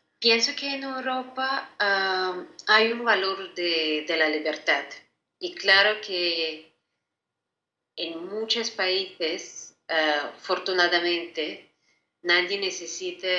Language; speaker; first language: Spanish; non-native, fluent; Ukrainian